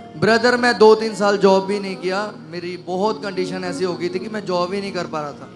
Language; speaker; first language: Hindi; early bilingual, other home language; Nepali